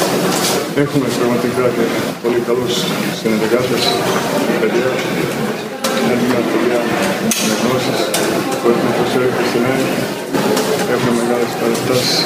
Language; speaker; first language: Greek; non-native, fluent; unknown